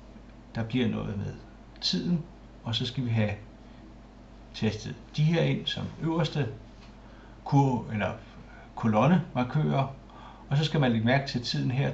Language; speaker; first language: Danish; native; Danish